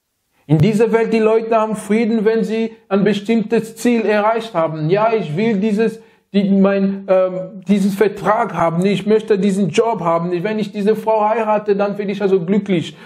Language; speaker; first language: German; non-native, learner; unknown